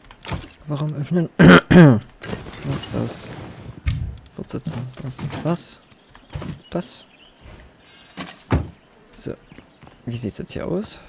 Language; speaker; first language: German; native; German